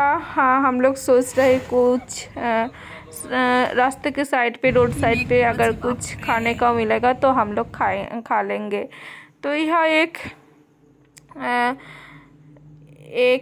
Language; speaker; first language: Hindi; non-native, local second language; Bangla